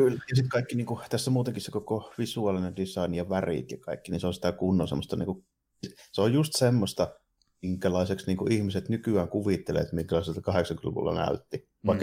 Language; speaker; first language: Finnish; native; Finnish